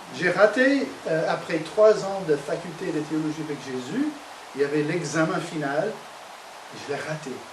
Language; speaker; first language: French; non-native, fluent; English